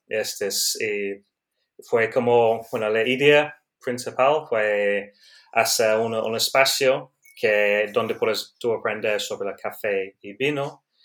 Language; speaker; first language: Spanish; non-native, learner; English